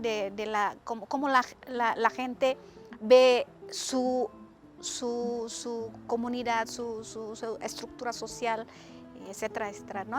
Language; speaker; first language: Spanish; non-native, fluent; Indonesian